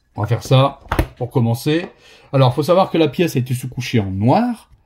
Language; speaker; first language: French; native; French